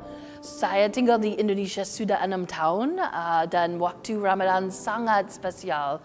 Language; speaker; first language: Indonesian; non-native, learner; English